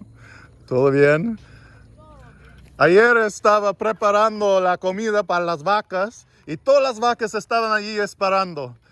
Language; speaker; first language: Spanish; non-native, learner; English